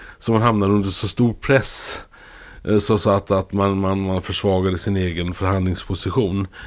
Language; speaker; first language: Swedish; native; Swedish